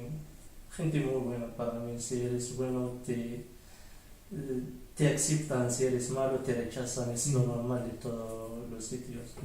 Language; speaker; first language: Spanish; non-native, learner; Arabic